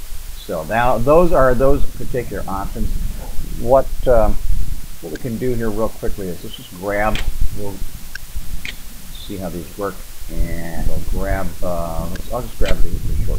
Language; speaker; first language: English; native; English